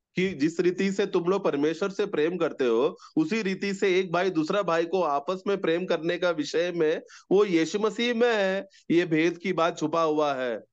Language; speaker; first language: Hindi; non-native, local second language; Malayalam